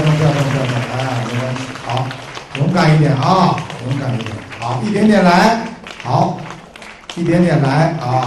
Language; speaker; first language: Chinese; native; Chinese